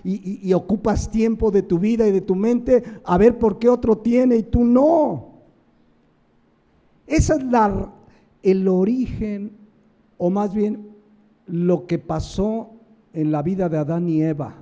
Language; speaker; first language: Spanish; native; Spanish